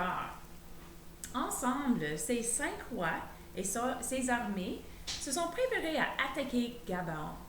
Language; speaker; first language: French; native; French